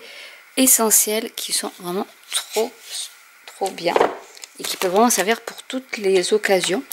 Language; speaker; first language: French; native; French